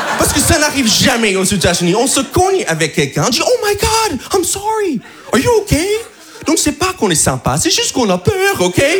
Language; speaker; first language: French; non-native, fluent; English